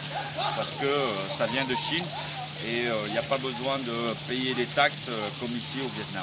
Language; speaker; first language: French; early bilingual, other home language; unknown